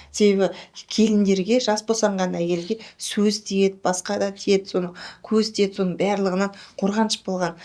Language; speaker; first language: Kazakh; native; Kazakh